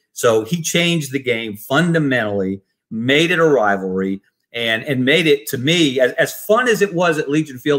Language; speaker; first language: English; native; English